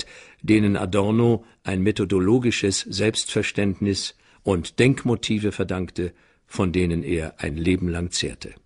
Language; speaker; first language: German; native; German